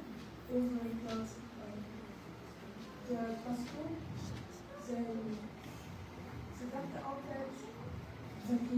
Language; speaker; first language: Dutch; early bilingual, other home language; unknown